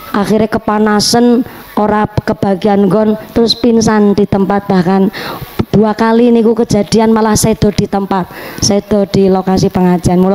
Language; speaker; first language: Indonesian; non-native, local second language; Javanese